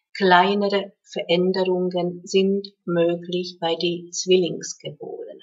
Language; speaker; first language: German; non-native, fluent; Hungarian